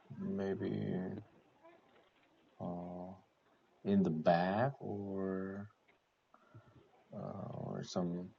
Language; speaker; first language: English; non-native, learner; Korean